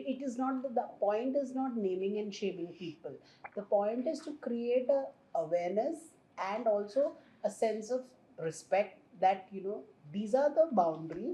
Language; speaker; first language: English; non-native, local second language; Hindi